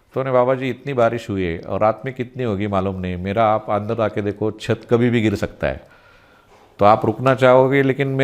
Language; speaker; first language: Hindi; non-native, local second language; Marathi